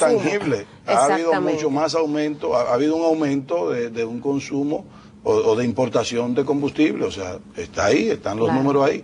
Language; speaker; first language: Spanish; native; Spanish